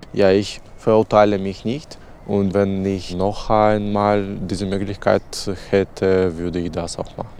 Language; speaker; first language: German; non-native, learner; Belarusian